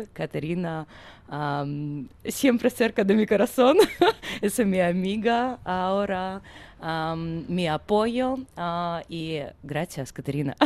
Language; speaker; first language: Spanish; non-native, learner; Ukrainian